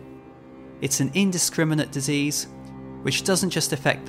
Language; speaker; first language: English; native; English